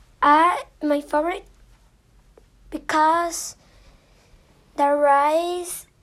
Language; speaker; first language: English; non-native, learner; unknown